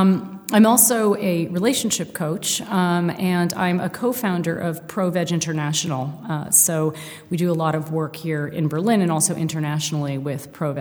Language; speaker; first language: English; native; English